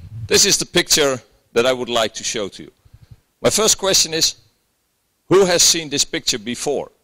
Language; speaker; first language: English; non-native, fluent; Dutch